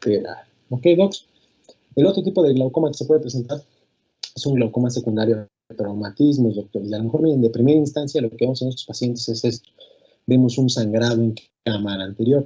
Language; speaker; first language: Spanish; native; Spanish